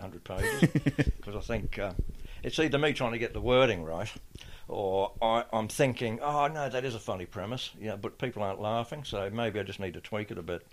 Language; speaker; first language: English; native; English